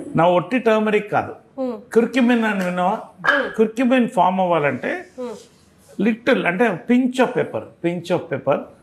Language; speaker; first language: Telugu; native; Telugu